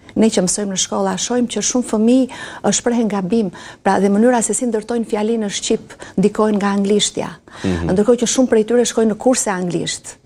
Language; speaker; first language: Albanian; native; Albanian